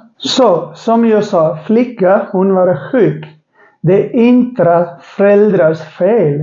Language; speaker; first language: Swedish; non-native, learner; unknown